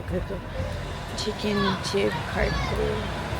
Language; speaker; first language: Korean; non-native, learner; English